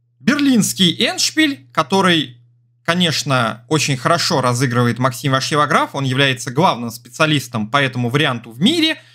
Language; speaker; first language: Russian; native; Russian